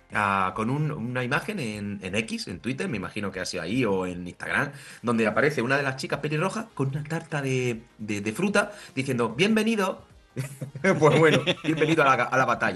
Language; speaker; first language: Spanish; native; Spanish